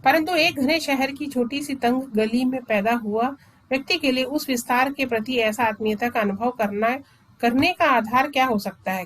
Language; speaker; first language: Hindi; non-native, local second language; Malayalam